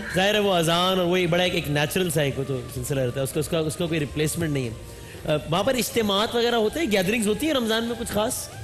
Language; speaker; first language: Urdu; native; Urdu